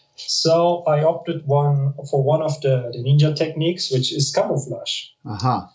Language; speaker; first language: English; non-native, fluent; German